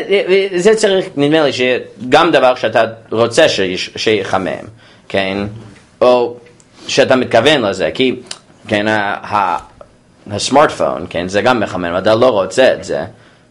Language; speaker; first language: Hebrew; non-native, fluent; English